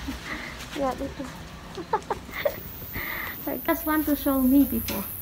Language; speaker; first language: English; non-native, learner; Indonesian